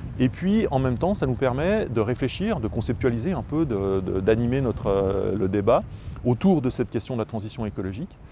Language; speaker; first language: French; native; French